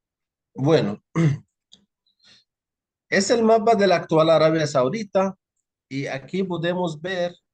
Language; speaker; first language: Spanish; non-native, fluent; Arabic